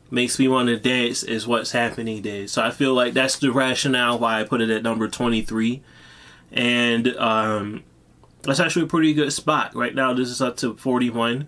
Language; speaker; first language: English; native; English